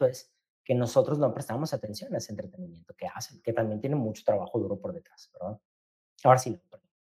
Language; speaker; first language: Spanish; native; Spanish